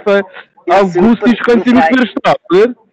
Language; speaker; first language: German; non-native, fluent; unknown